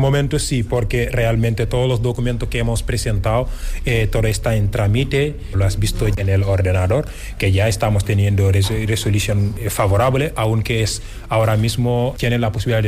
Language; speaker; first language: Spanish; non-native, fluent; Wolof